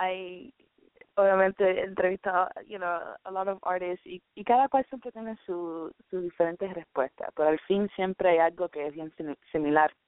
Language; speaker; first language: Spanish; early bilingual, heritage; Spanish